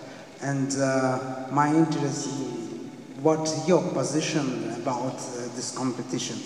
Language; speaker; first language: English; non-native, learner; Russian